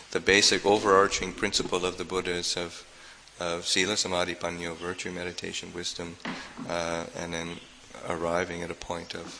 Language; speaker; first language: English; native; English